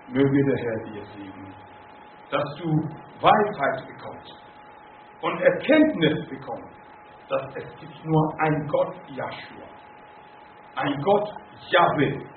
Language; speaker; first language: German; non-native, fluent; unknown